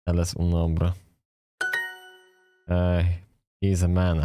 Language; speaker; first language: Spanish; non-native, learner; Polish